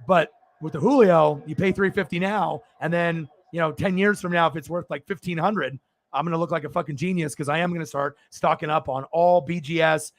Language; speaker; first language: English; native; English